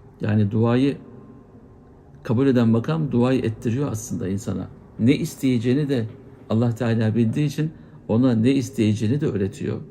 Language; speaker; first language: Turkish; native; Turkish